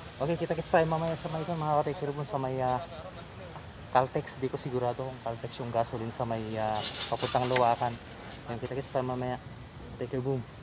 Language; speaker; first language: Filipino; non-native, local second language; Iloko